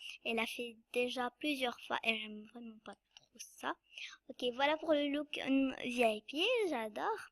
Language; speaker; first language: French; non-native, local second language; Arabic